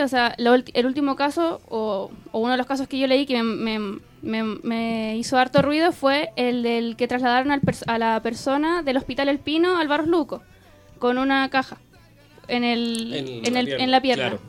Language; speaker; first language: Spanish; native; Spanish